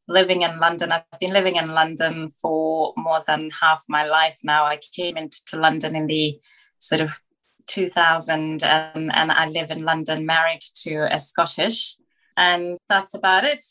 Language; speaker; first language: English; non-native, local second language; Tswana